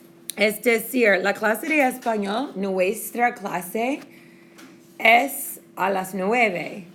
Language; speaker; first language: Spanish; non-native, fluent; English